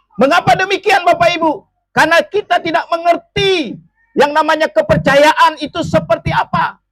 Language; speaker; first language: Indonesian; non-native, local second language; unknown